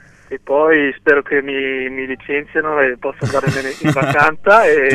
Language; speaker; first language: Italian; non-native, local second language; German